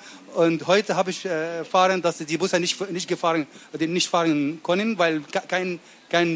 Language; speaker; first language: German; non-native, learner; Arabic